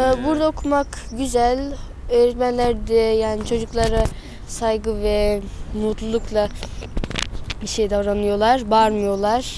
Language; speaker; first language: Turkish; non-native, local second language; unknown